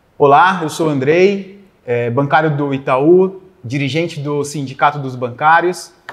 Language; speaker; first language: Portuguese; native; Portuguese